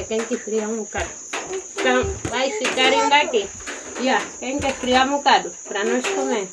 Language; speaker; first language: Portuguese; non-native, local second language; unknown